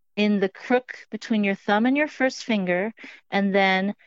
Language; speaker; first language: English; non-native, local second language; Cantonese